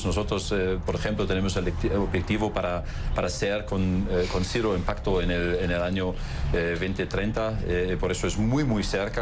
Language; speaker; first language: Spanish; non-native, fluent; German